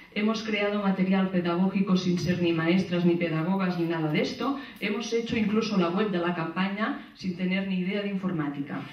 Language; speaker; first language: Spanish; non-native, local second language; Catalan